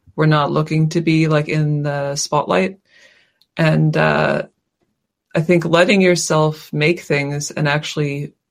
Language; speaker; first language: English; native; English